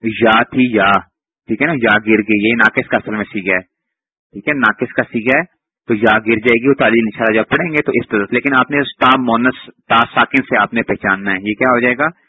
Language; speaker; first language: Urdu; native; Urdu